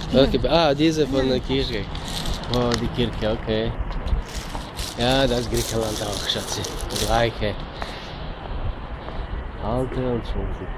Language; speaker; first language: German; non-native, learner; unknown